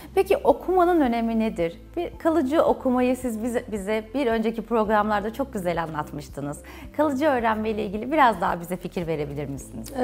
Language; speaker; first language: Turkish; native; Turkish